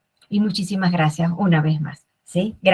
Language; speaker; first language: Spanish; native; Spanish